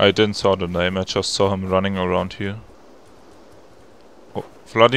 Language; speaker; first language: English; non-native, fluent; German